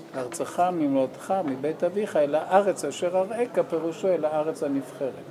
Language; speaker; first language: Hebrew; non-native, fluent; English